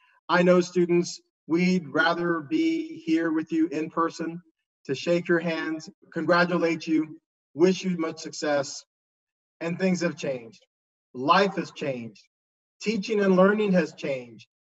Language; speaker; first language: English; native; English